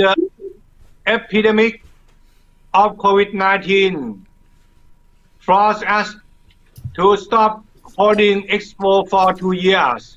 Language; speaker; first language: English; non-native, learner; Thai